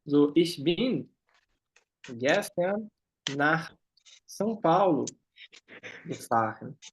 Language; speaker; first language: German; non-native, fluent; Portuguese